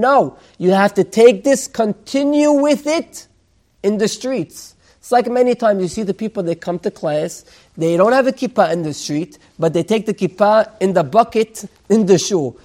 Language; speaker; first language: English; native; English